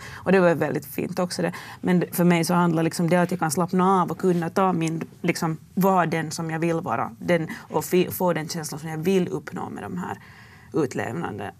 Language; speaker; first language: Swedish; native; Swedish